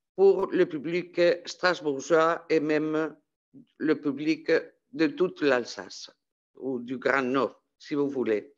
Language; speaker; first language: French; non-native, fluent; Spanish